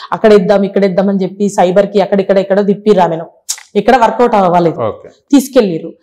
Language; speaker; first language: Telugu; native; Telugu